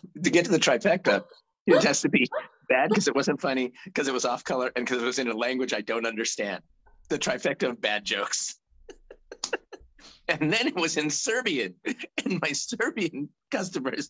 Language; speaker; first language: English; native; English